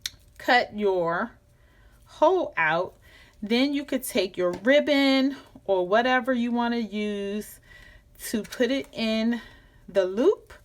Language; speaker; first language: English; native; English